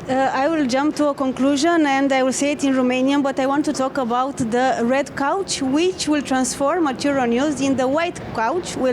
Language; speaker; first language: English; non-native, fluent; Romanian